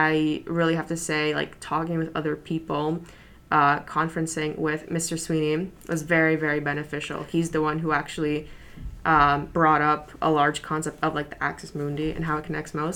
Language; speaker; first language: English; early bilingual, other home language; Polish